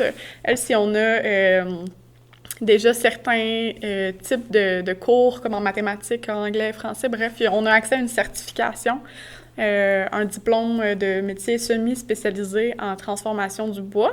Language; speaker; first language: French; native; French